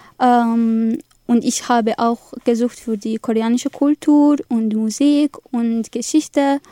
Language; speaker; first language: German; non-native, learner; Arabic